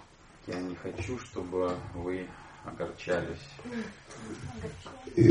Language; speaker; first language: Russian; native; Russian